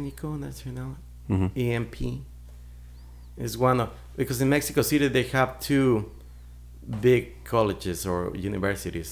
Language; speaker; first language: English; non-native, fluent; Spanish